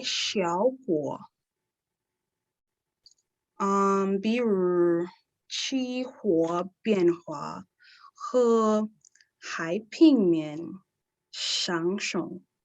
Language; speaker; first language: Chinese; non-native, learner; English